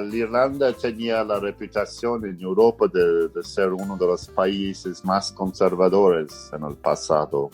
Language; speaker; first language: Spanish; non-native, fluent; English